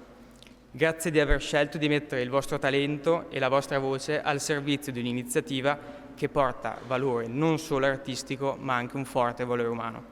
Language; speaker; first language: Italian; native; Italian